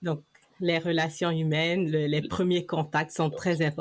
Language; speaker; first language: French; native; French